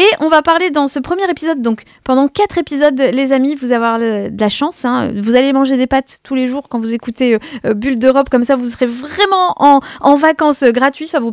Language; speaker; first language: French; native; French